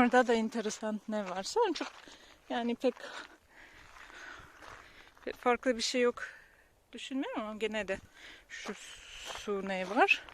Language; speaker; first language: Turkish; non-native, learner; Russian